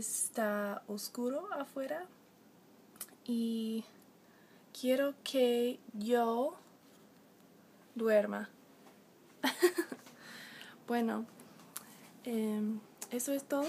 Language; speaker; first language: Spanish; non-native, learner; English